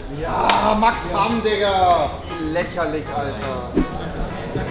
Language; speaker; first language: German; native; German